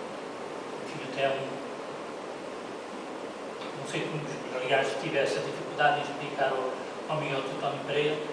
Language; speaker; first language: Portuguese; native; Portuguese